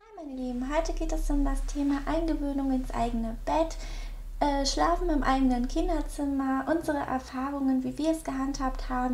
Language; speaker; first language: German; native; German